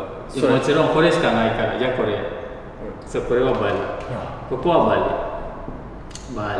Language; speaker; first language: Japanese; non-native, learner; Indonesian